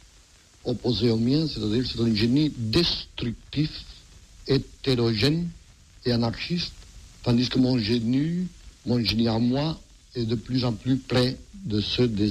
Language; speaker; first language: French; non-native, fluent; Catalan